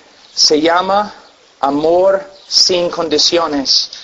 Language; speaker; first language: Spanish; non-native, fluent; English